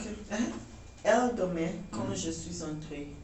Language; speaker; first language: French; non-native, learner; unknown